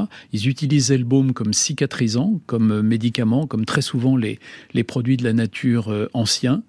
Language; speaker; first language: French; native; French